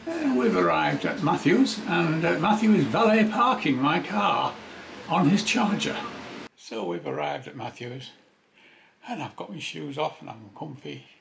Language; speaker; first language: English; native; English